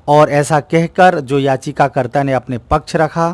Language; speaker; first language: Hindi; native; Hindi